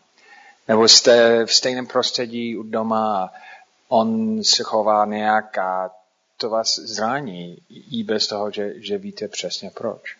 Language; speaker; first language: Czech; non-native, fluent; English